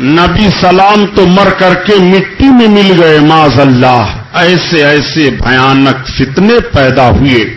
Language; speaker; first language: Urdu; native; Urdu